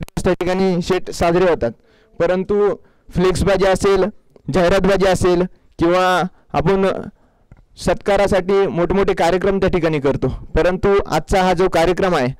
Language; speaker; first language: Marathi; native; Marathi